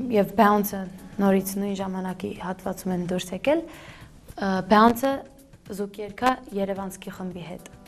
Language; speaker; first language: Armenian; early bilingual, heritage; Armenian